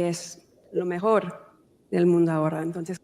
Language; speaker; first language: Spanish; non-native, fluent; English